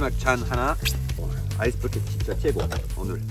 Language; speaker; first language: Korean; non-native, learner; French